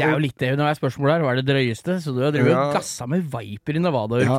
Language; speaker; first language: Norwegian; native; Norwegian